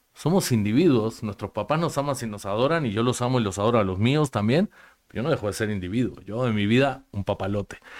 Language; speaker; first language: Spanish; native; Spanish